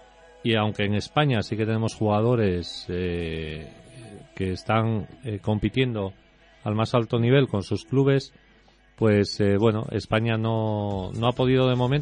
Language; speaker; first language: Spanish; native; Spanish